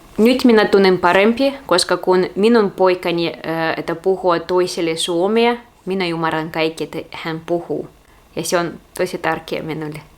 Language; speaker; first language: Finnish; non-native, learner; Russian